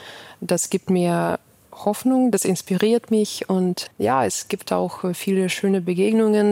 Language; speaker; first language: German; non-native, fluent; Ukrainian